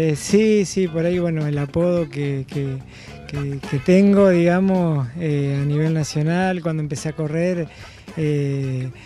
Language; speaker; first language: Spanish; native; Spanish